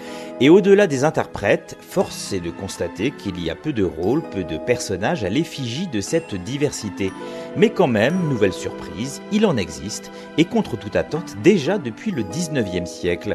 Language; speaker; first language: French; native; French